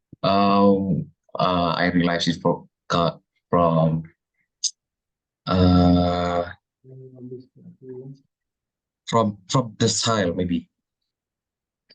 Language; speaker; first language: English; non-native, learner; Indonesian